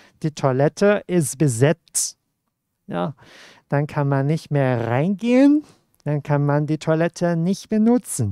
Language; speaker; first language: German; non-native, fluent; Cantonese